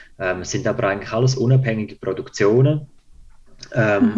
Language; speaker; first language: German; native; German